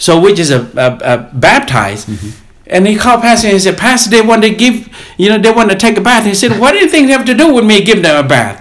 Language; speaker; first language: English; non-native, fluent; Lao